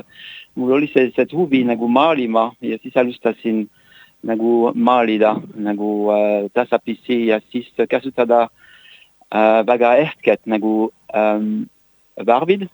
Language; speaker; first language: Estonian; non-native, learner; French